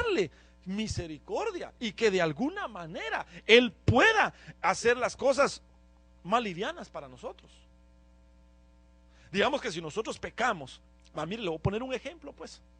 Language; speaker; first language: Spanish; native; Spanish